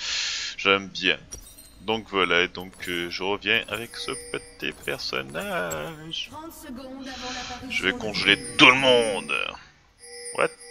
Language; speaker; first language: French; native; French